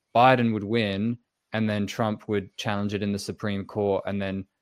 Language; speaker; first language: English; native; English